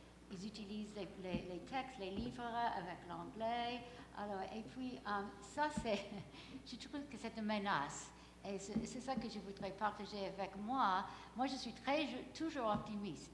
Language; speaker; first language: French; non-native, fluent; English